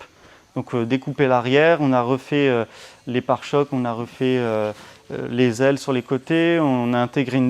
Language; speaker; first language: French; native; French